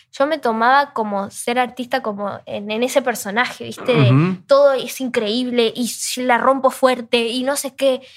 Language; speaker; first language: Spanish; native; Spanish